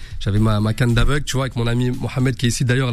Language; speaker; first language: French; early bilingual, other home language; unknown